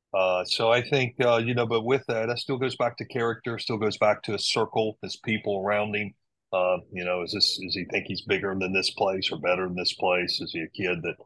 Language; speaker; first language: English; native; English